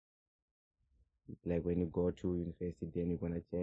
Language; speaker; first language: English; non-native, local second language; Shona